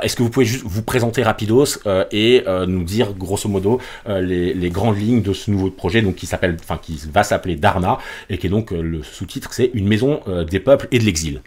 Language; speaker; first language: French; native; French